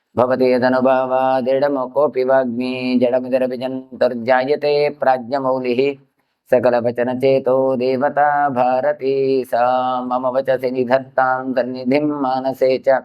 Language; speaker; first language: Kannada; non-native, local second language; Tulu